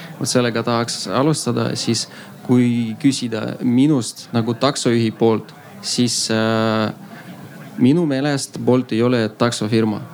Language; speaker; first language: Estonian; non-native, local second language; Russian